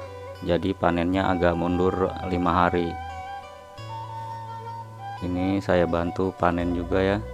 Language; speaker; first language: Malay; non-native, local second language; Sundanese